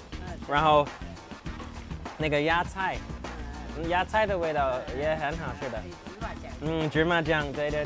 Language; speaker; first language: Chinese; non-native, learner; English